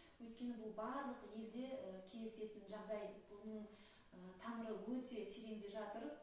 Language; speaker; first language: Kazakh; native; Kazakh